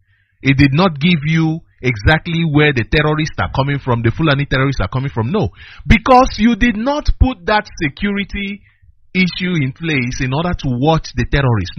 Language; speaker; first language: English; non-native, local second language; Igbo